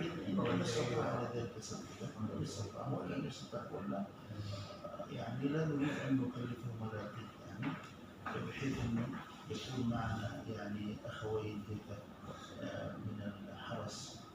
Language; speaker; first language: Arabic; native; Arabic